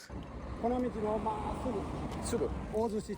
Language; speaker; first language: Japanese; native; Japanese